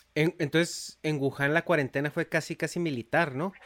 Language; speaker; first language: Spanish; native; Spanish